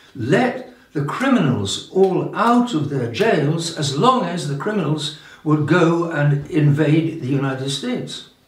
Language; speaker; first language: English; native; English